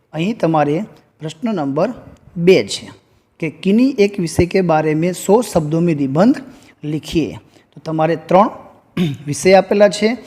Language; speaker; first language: Hindi; non-native, local second language; Gujarati